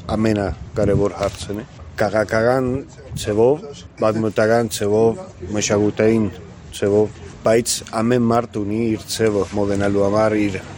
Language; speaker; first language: Armenian; early bilingual, heritage; Armenian